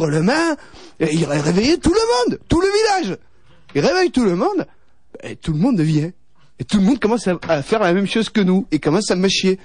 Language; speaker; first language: French; native; French